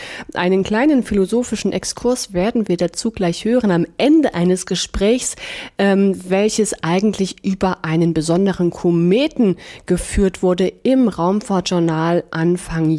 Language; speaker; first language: German; native; German